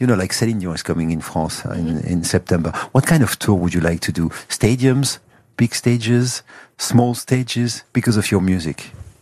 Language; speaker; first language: English; non-native, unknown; French